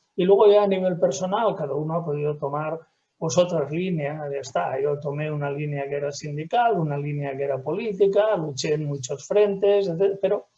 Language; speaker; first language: Spanish; native; Spanish